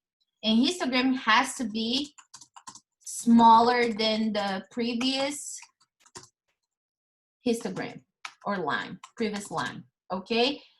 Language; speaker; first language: English; non-native, fluent; Portuguese